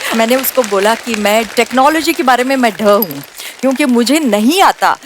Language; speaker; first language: Hindi; non-native, local second language; Marathi